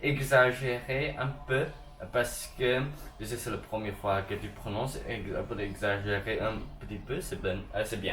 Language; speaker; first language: French; non-native, learner; English